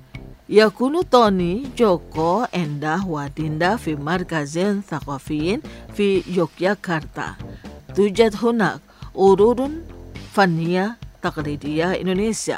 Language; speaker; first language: Arabic; non-native, fluent; Indonesian